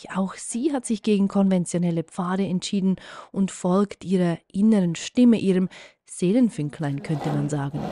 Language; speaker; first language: German; native; German